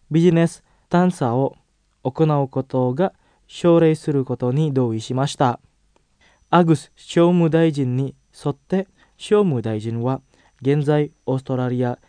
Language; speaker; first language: Japanese; non-native, fluent; Indonesian